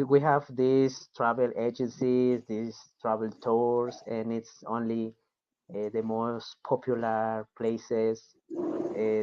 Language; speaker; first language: English; non-native, fluent; Spanish